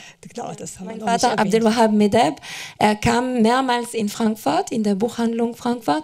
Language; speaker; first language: German; non-native, fluent; French